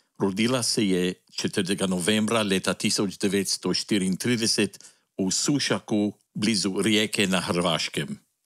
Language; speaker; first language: Slovenian; early bilingual, heritage; Slovenian